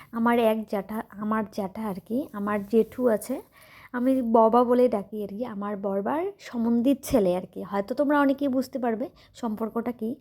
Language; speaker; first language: Bangla; native; Bangla